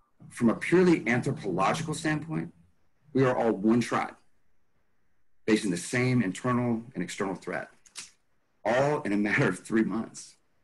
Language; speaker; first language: English; native; English